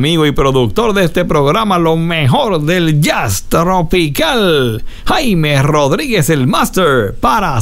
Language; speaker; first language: Spanish; native; Spanish